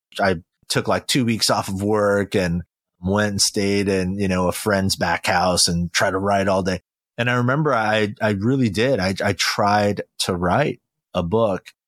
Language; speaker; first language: English; early bilingual, other home language; Korean